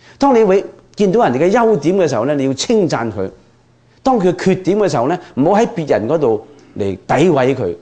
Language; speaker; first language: Chinese; non-native, local second language; Cantonese